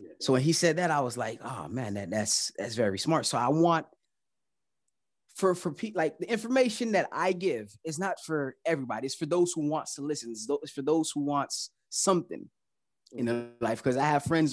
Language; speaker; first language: English; early bilingual, other home language; Haitian Creole